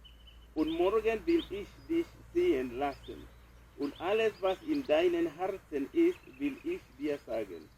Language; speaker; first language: German; non-native, fluent; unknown